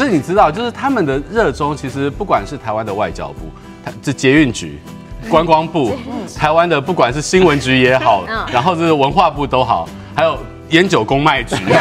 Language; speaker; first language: Chinese; native; Chinese